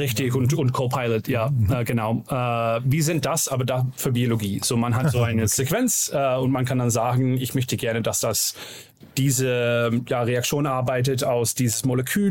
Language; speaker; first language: German; non-native, learner; Dutch